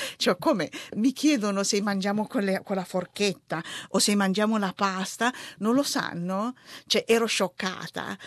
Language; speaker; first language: Italian; early bilingual, other home language; Tigrinya